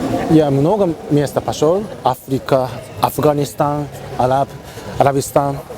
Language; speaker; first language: Russian; non-native, learner; Japanese